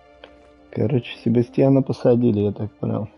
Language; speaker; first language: Russian; native; Russian